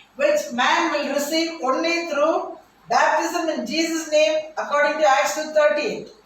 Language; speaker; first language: English; non-native, local second language; Tamil